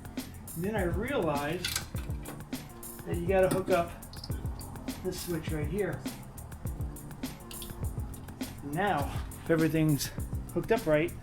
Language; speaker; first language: English; native; English